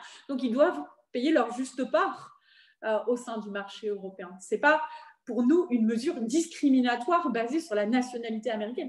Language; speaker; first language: French; native; French